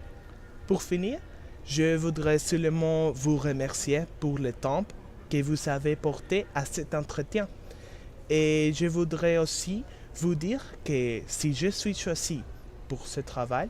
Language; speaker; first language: French; non-native, learner; Spanish